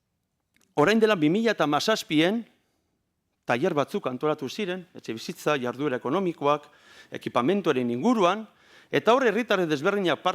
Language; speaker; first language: Basque; native; Basque